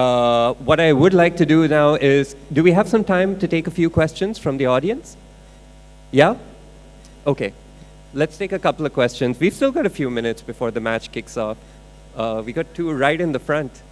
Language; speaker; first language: English; non-native, local second language; Urdu